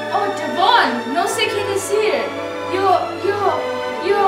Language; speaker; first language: Spanish; non-native, learner; English